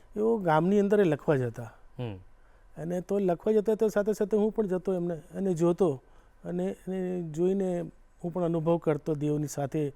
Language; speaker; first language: Gujarati; non-native, local second language; Rathawi